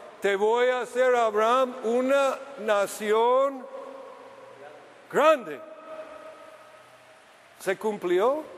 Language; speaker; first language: Spanish; non-native, fluent; English